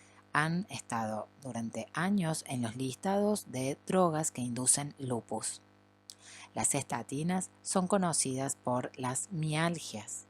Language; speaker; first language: Spanish; native; Spanish